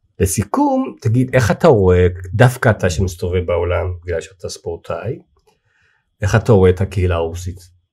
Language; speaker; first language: Hebrew; native; Hebrew